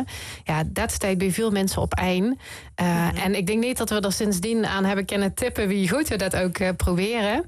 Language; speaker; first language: Dutch; native; Dutch